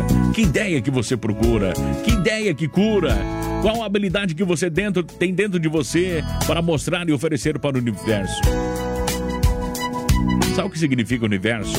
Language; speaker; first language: Portuguese; native; Portuguese